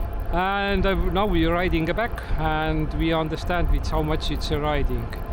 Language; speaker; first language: English; non-native, learner; Estonian